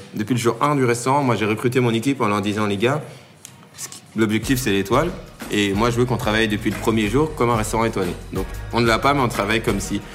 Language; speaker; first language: French; native; French